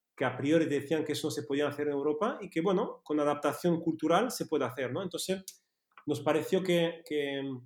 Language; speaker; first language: Spanish; non-native, fluent; French